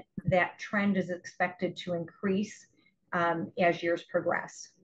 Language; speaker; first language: English; native; English